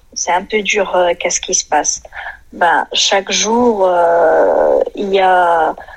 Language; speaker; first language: French; non-native, fluent; Arabic